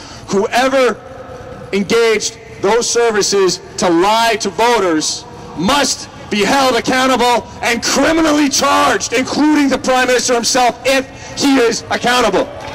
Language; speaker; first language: English; native; English